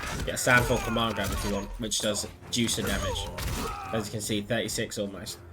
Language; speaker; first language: English; native; English